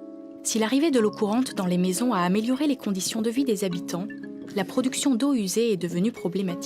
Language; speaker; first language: French; native; French